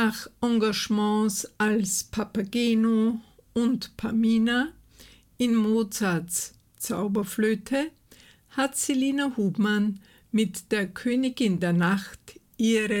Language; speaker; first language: German; native; German